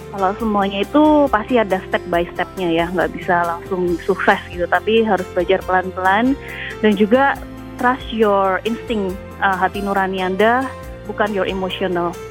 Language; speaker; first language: Indonesian; native; Indonesian